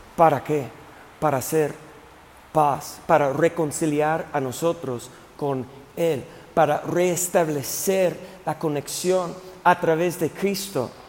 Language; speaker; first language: Spanish; non-native, fluent; English